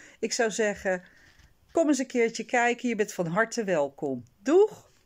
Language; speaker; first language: Dutch; native; Dutch